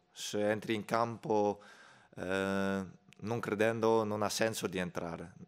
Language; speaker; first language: Italian; non-native, fluent; Dutch